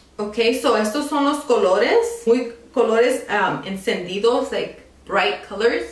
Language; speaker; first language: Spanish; early bilingual, other home language; English